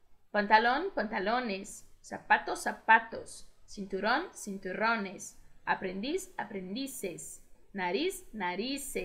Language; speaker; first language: Spanish; non-native, fluent; Portuguese